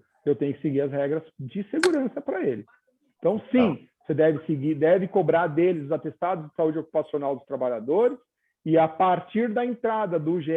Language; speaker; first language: Portuguese; native; Portuguese